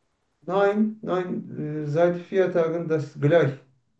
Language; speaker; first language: German; non-native, learner; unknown